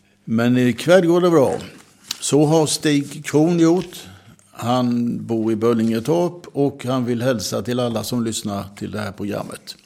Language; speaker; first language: Swedish; native; Swedish